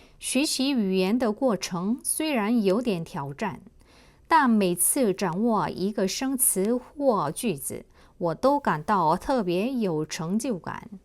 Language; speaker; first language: Chinese; non-native, fluent; Korean